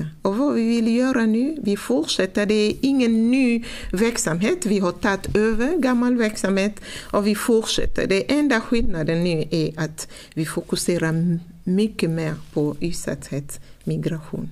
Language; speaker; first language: Swedish; non-native, fluent; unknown